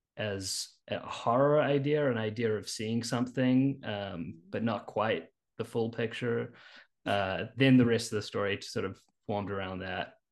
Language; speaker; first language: English; native; English